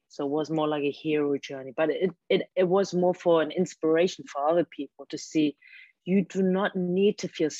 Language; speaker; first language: English; non-native, fluent; German